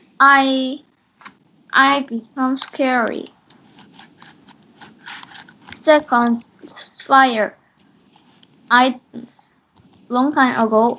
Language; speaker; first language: English; non-native, learner; Korean